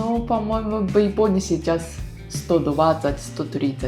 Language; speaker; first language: Russian; non-native, learner; Japanese